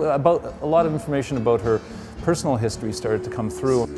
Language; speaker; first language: English; native; English